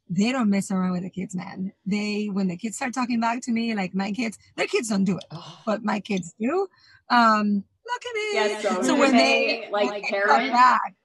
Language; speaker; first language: English; non-native, fluent; Spanish